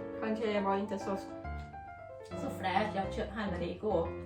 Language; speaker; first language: Swedish; non-native, learner; Thai